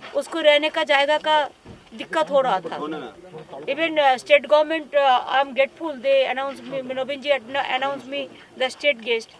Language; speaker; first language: Hindi; non-native, local second language; Bangla